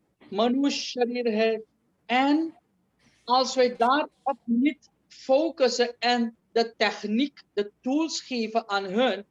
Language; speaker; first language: Dutch; non-native, local second language; Caribbean Hindustani